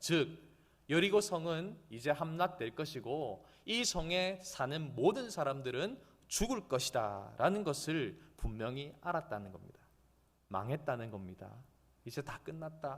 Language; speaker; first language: Korean; native; Korean